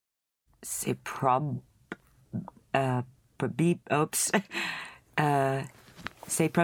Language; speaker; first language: French; non-native, learner; English